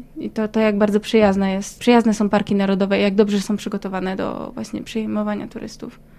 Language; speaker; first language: Polish; native; Polish